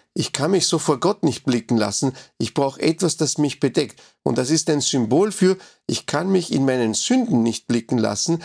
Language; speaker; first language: German; non-native, fluent; Spanish